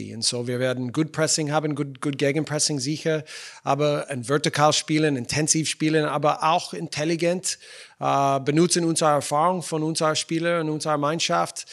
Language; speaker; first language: German; non-native, fluent; English